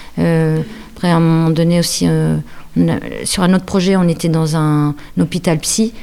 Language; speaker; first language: French; native; French